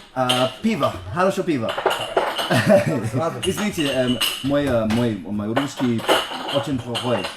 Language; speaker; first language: Russian; non-native, learner; English